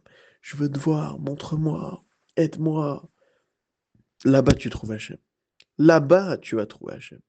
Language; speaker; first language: French; native; French